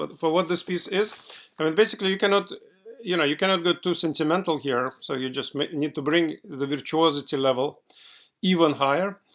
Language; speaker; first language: English; non-native, fluent; Russian